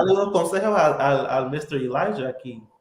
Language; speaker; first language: Spanish; non-native, fluent; English